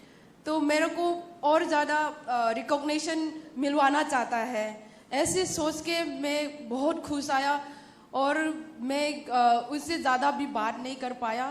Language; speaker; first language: Hindi; non-native, local second language; Manipuri